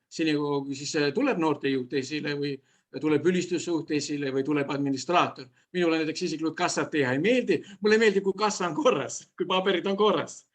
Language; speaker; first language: Estonian; native; Estonian